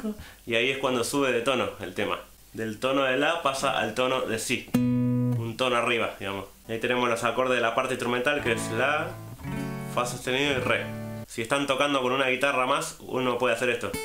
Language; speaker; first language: Spanish; native; Spanish